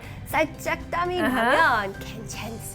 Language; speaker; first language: Korean; non-native, learner; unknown